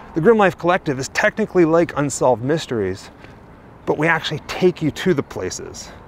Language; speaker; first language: English; native; English